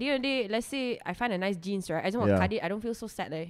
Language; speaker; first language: English; non-native, local second language; Malay